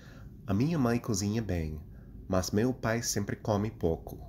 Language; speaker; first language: Portuguese; non-native, fluent; English